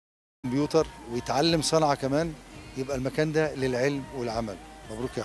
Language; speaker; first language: Arabic; native; Arabic